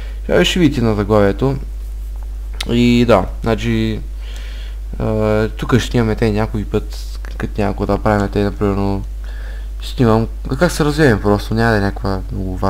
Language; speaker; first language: Bulgarian; native; Bulgarian